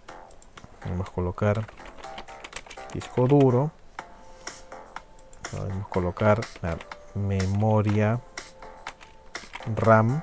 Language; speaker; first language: Spanish; native; Spanish